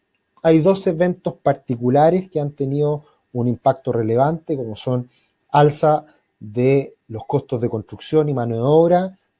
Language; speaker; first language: Spanish; native; Spanish